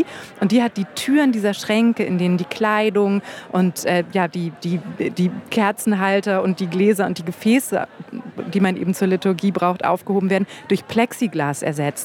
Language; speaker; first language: German; native; German